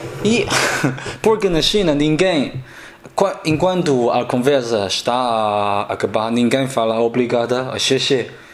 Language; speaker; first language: Portuguese; non-native, learner; Chinese